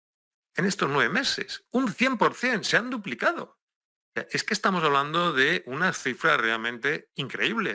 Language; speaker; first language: Spanish; native; Spanish